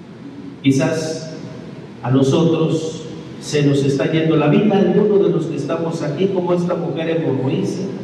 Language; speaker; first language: Spanish; native; Spanish